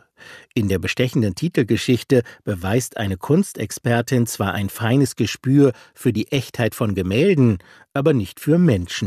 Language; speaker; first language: German; native; German